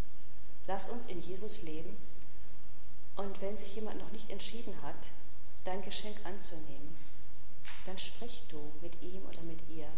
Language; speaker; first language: German; native; German